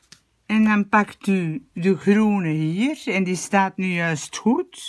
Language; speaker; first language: Dutch; native; Dutch